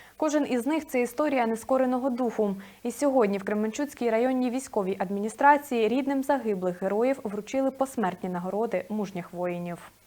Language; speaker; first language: Ukrainian; native; Ukrainian